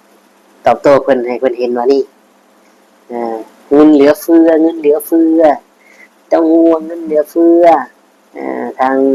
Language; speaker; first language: Thai; non-native, local second language; Lao